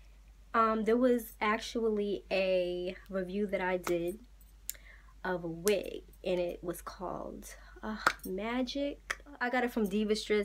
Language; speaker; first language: English; native; English